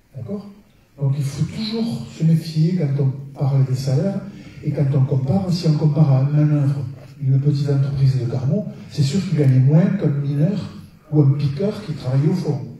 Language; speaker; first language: French; native; French